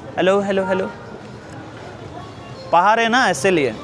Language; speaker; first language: Hindi; non-native, learner; Bangla